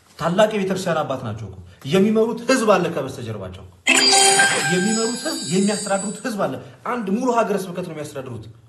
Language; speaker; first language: Amharic; non-native, local second language; Oromo